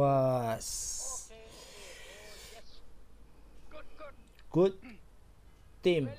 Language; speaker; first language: English; non-native, learner; Indonesian